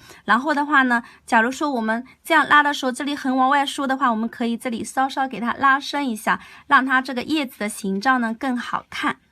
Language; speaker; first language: Chinese; native; Chinese